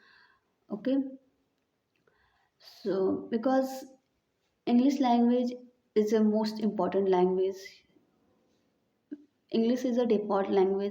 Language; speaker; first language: English; non-native, learner; Hindi